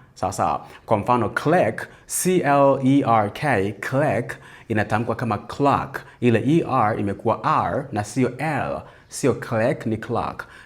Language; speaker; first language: Swahili; native; Swahili